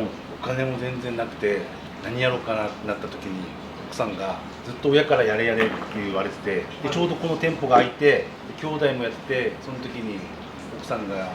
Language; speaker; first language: Japanese; native; Japanese